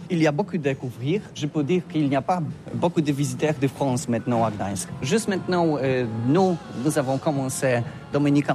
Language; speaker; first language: French; non-native, learner; Polish